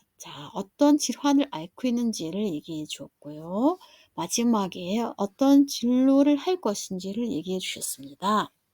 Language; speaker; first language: Korean; non-native, fluent; Mongolian